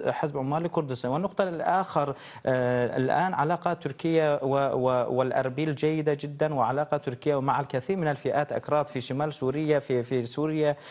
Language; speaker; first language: Arabic; non-native, fluent; Turkish